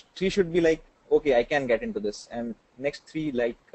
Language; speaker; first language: English; non-native, local second language; Hindi